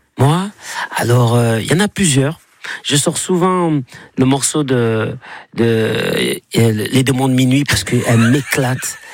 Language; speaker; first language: French; native; French